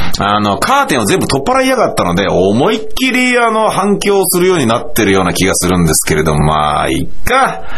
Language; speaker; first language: Japanese; native; Japanese